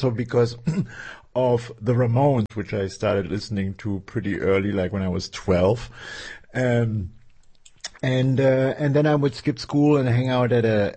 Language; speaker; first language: English; non-native, fluent; German